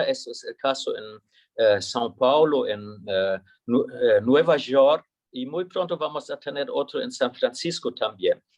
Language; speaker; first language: Spanish; non-native, fluent; German